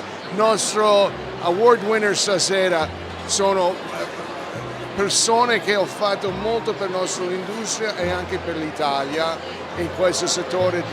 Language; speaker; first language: Italian; early bilingual, heritage; Italian